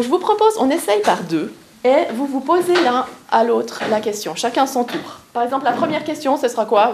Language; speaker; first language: French; native; French